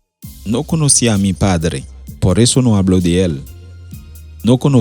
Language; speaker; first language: Spanish; non-native, fluent; Haitian Creole